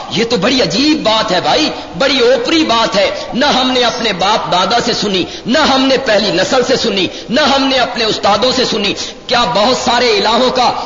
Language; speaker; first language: Urdu; non-native, local second language; Punjabi